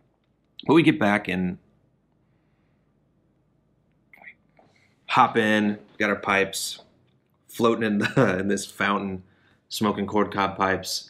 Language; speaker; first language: English; native; English